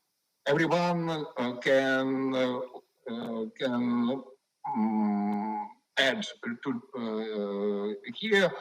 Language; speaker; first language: English; non-native, learner; Ukrainian